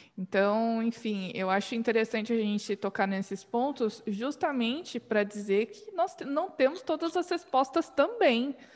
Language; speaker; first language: Portuguese; native; Portuguese